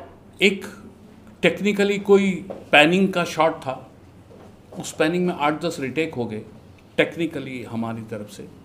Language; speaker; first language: Hindi; native; Hindi